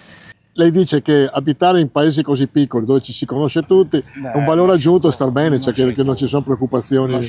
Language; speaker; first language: Italian; native; Italian